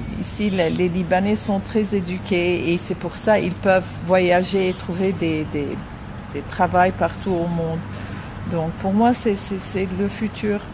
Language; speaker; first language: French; non-native, fluent; Arabic